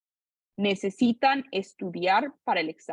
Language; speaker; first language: Spanish; non-native, fluent; English